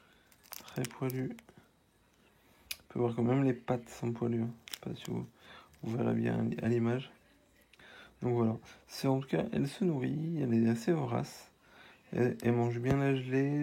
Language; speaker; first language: French; native; French